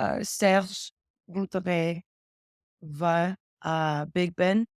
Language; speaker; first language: French; non-native, learner; English